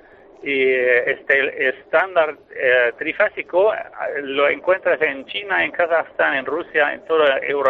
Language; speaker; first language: Spanish; non-native, fluent; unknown